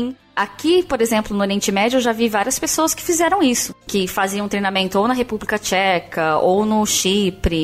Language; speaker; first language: Portuguese; native; Portuguese